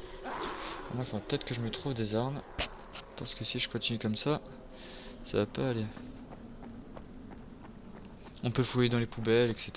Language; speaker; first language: French; native; French